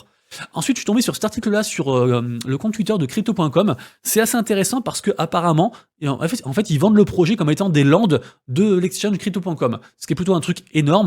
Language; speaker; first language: French; native; French